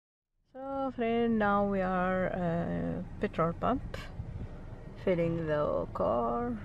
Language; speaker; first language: English; non-native, learner; Arabic